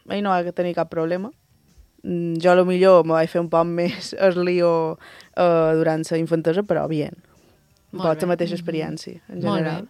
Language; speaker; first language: Catalan; early bilingual, other home language; Spanish